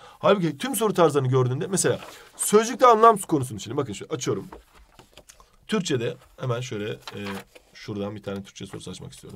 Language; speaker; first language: Turkish; native; Turkish